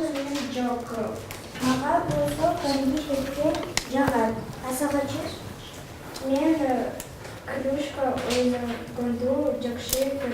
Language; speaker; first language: Kyrgyz; non-native, local second language; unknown